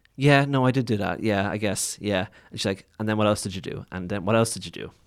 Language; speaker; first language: English; native; English